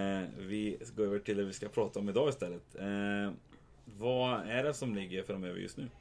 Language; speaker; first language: Swedish; native; Swedish